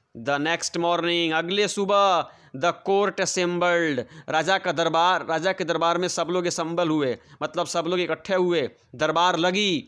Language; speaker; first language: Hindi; non-native, local second language; Bhojpuri